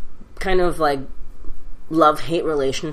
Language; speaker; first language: English; early bilingual, other home language; Cantonese